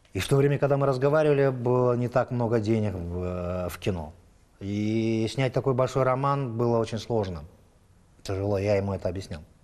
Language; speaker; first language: Russian; native; Russian